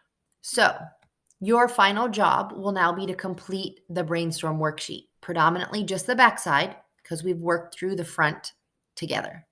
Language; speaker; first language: English; native; English